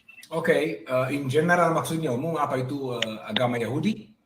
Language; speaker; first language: Indonesian; non-native, fluent; Hebrew